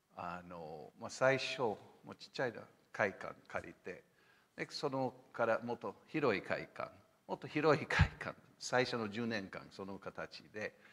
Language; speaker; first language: Japanese; non-native, fluent; English